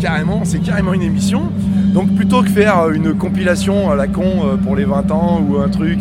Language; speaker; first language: French; native; French